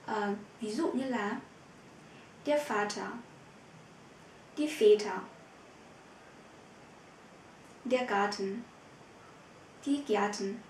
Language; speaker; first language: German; non-native, fluent; Vietnamese